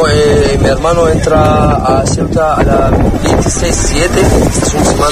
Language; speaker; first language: Spanish; non-native, learner; Arabic